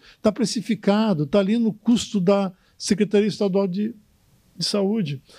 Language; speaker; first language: Portuguese; native; Portuguese